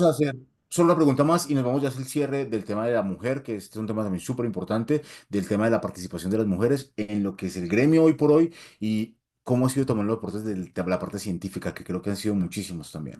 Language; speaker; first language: Spanish; native; Spanish